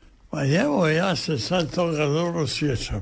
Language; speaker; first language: Serbian; native; Serbian